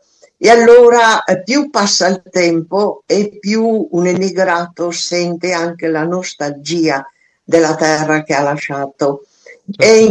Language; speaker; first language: Italian; non-native, fluent; Albanian